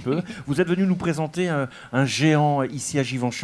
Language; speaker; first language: French; native; French